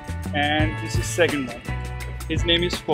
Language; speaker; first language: English; non-native, local second language; Urdu